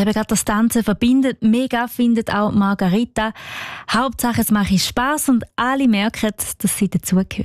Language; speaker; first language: German; native; German